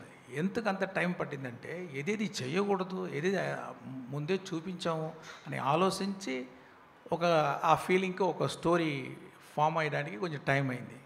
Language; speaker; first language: Telugu; non-native, local second language; Tamil